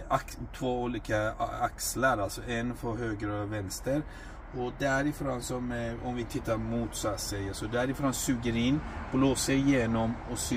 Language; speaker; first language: Swedish; non-native, fluent; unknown